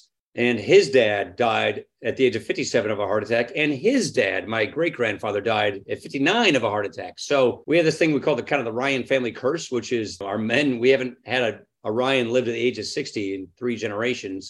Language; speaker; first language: English; native; English